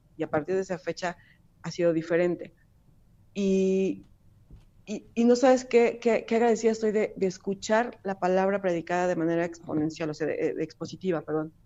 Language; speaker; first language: Spanish; native; Spanish